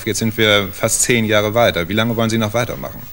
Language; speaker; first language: German; native; German